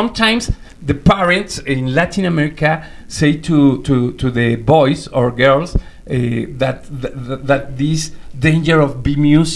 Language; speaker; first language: English; non-native, learner; Spanish